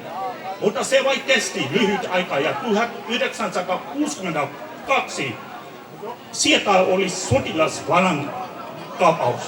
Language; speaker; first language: Finnish; non-native, fluent; Burmese